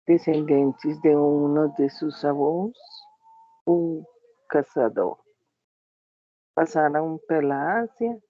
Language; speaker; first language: Portuguese; non-native, learner; Spanish